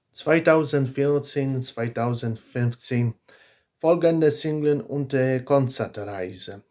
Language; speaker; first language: German; non-native, learner; Polish